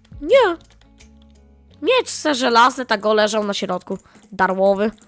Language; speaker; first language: Polish; native; Polish